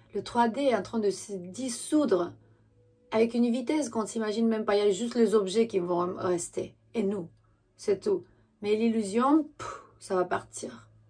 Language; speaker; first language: French; non-native, fluent; Romanian